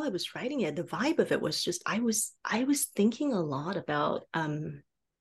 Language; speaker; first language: English; non-native, fluent; Chinese